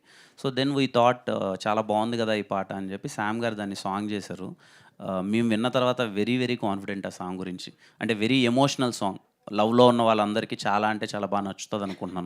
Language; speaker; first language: Telugu; native; Telugu